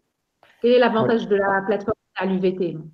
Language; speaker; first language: French; non-native, local second language; Arabic